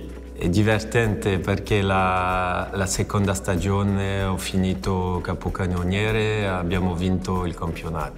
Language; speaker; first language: Italian; non-native, fluent; French